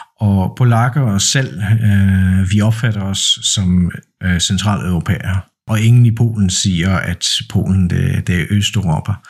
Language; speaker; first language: Danish; non-native, fluent; Polish